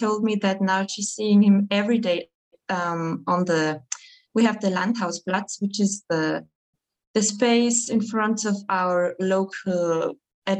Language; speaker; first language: English; non-native, fluent; German